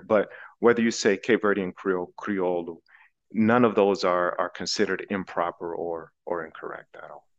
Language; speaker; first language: English; native; English